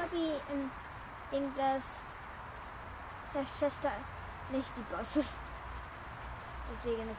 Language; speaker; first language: German; non-native, learner; English